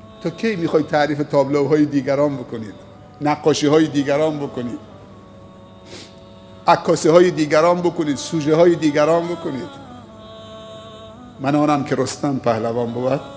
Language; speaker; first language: Persian; native; Persian